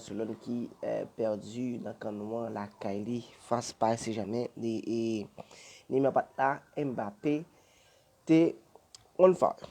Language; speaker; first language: French; non-native, learner; Haitian Creole